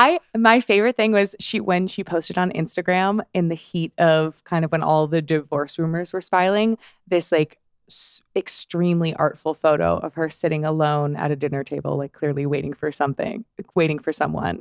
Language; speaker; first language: English; native; English